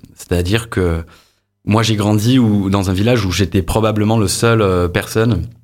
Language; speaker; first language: French; non-native, fluent; English